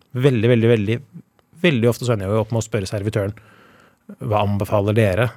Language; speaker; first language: Norwegian; native; Norwegian